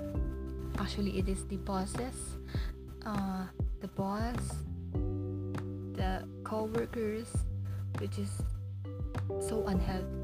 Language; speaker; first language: English; non-native, local second language; Filipino